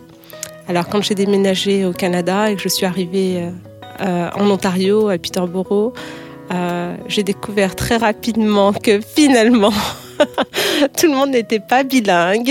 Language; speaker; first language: French; native; French